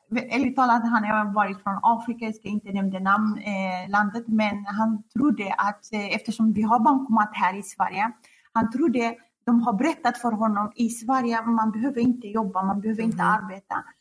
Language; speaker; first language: Swedish; non-native, fluent; Arabic